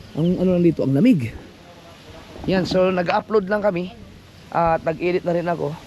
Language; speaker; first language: Filipino; non-native, local second language; Cebuano